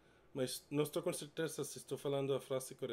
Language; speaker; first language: Portuguese; non-native, learner; English